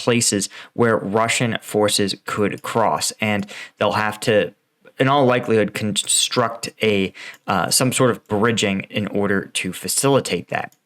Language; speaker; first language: English; native; English